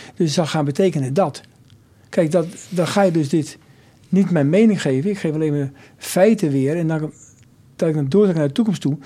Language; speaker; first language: Dutch; native; Dutch